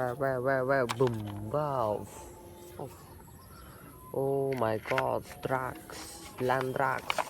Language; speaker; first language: English; non-native, learner; Vietnamese